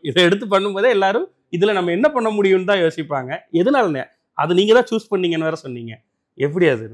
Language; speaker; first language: Tamil; native; Tamil